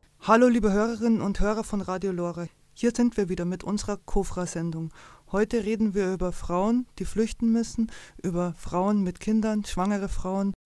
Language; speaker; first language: German; native; German